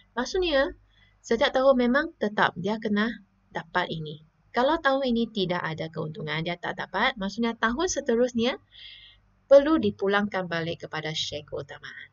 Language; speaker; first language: Malay; non-native, local second language; Chinese